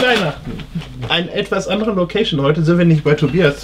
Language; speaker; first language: German; native; German